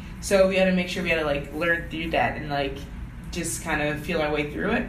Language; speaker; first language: English; native; English